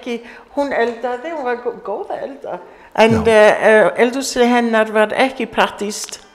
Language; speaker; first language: Icelandic; early bilingual, heritage; English